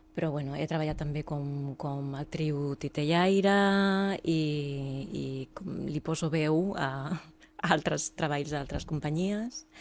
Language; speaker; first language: Catalan; non-native, local second language; Spanish